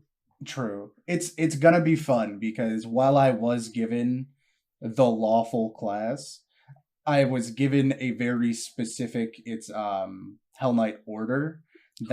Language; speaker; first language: English; native; English